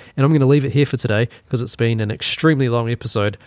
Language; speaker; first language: English; native; English